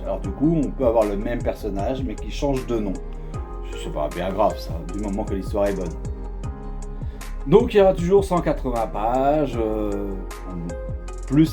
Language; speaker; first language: French; native; French